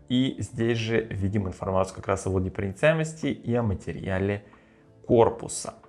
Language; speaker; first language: Russian; native; Russian